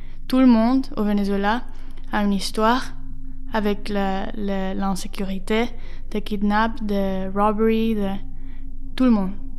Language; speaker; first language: French; non-native, fluent; Spanish